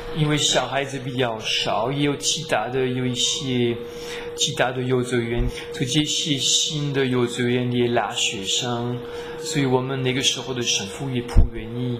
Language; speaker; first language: Chinese; non-native, fluent; French